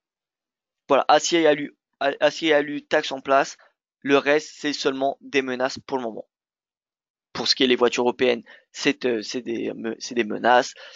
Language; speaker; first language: French; native; French